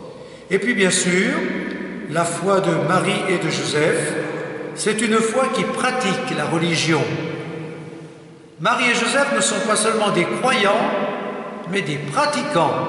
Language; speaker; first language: French; native; French